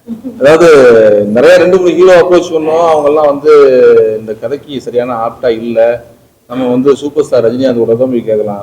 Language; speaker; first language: Tamil; native; Tamil